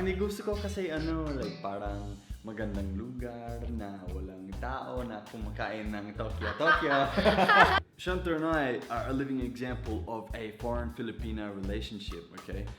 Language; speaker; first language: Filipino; non-native, fluent; English